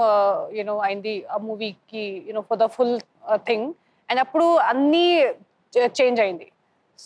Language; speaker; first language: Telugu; non-native, local second language; Hindi